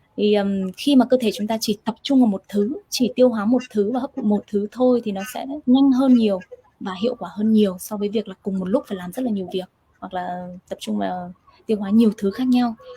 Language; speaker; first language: Vietnamese; native; Vietnamese